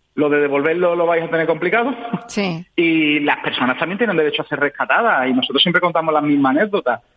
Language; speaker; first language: Spanish; native; Spanish